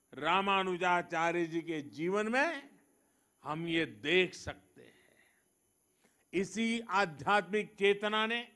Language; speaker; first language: Hindi; non-native, local second language; Gujarati